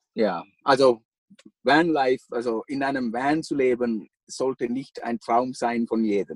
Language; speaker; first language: German; non-native, fluent; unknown